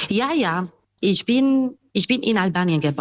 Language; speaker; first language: German; non-native, fluent; Albanian